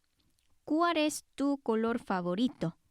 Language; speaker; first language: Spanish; non-native, fluent; Korean